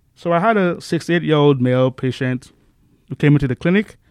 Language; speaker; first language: English; non-native, local second language; Igbo